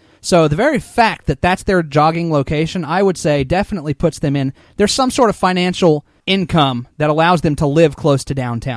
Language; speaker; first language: English; native; English